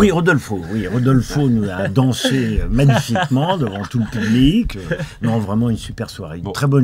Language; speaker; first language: French; native; French